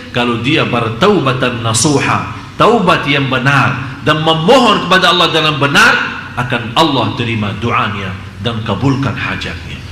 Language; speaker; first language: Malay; non-native, fluent; Arabic